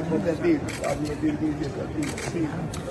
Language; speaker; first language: Spanish; non-native, learner; Filipino